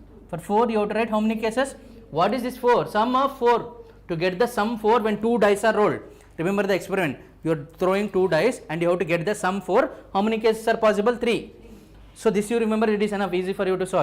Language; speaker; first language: English; non-native, local second language; Telugu